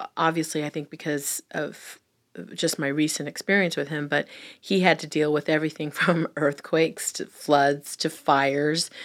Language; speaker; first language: English; early bilingual, other home language; Filipino